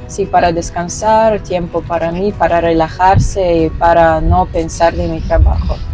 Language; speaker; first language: Spanish; non-native, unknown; Russian